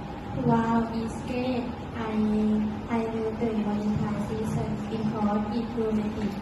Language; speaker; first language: English; non-native, learner; Thai